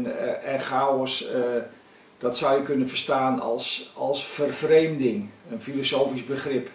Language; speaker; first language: Dutch; native; Dutch